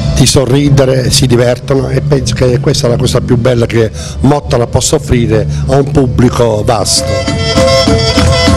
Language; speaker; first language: Italian; native; Italian